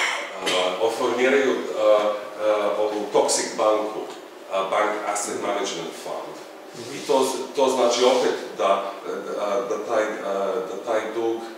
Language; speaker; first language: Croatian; non-native, fluent; English